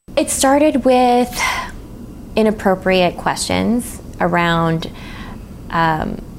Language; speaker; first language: English; native; English